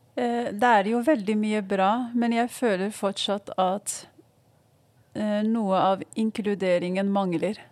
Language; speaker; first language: Norwegian; non-native, fluent; Arabic